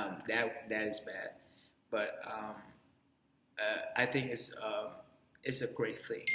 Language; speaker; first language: English; non-native, fluent; Vietnamese